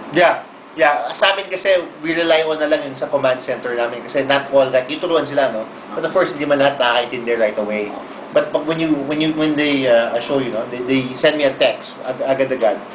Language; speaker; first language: Filipino; native; Filipino